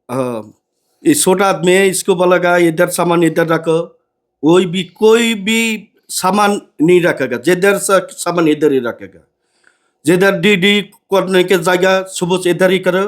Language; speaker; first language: Hindi; non-native, learner; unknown